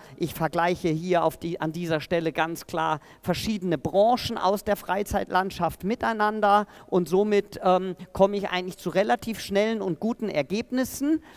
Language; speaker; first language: German; native; German